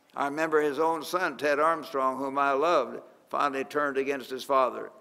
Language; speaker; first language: English; native; English